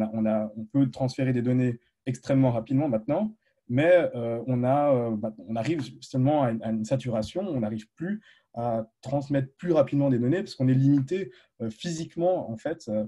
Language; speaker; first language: French; native; French